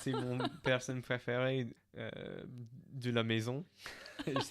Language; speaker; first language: French; non-native, fluent; English